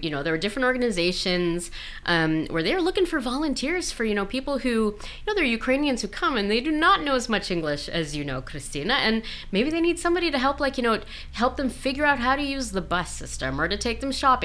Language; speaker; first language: English; native; English